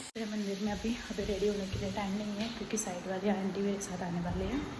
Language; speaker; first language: Hindi; non-native, local second language; Marathi